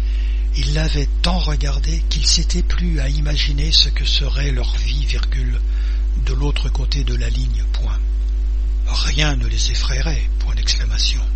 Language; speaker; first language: French; native; French